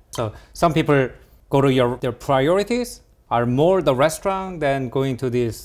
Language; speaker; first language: English; early bilingual, other home language; Korean